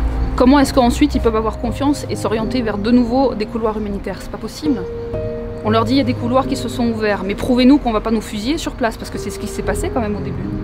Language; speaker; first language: French; native; French